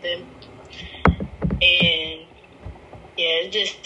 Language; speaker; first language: English; native; English